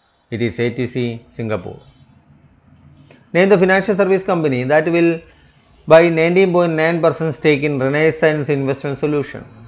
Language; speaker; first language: English; non-native, local second language; Malayalam